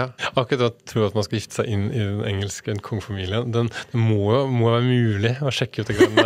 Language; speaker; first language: Norwegian; native; Norwegian